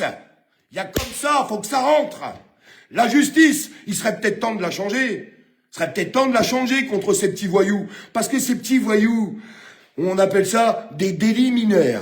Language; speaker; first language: French; native; French